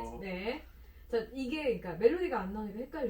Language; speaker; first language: Korean; native; Korean